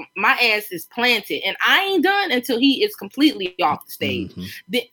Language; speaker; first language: English; native; English